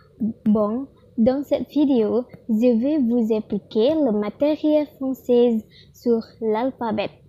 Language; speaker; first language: French; non-native, learner; Indonesian